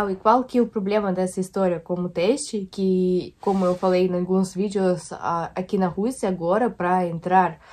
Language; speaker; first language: Portuguese; non-native, fluent; Russian